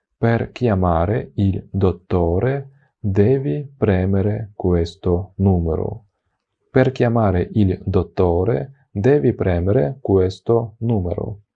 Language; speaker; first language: Italian; non-native, fluent; Ukrainian